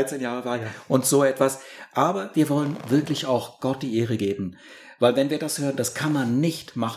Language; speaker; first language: German; native; German